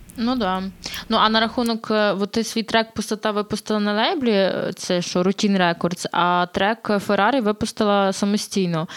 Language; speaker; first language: Ukrainian; native; Ukrainian